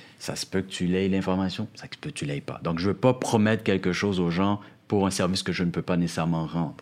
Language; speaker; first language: French; native; French